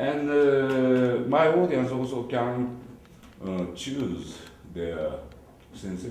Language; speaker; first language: English; non-native, learner; Japanese